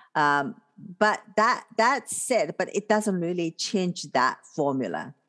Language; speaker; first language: English; non-native, fluent; Chinese